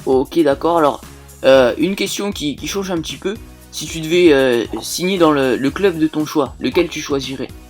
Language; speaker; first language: French; native; French